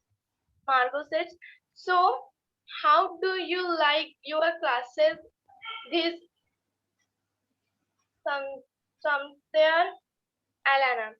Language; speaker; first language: English; non-native, learner; Marathi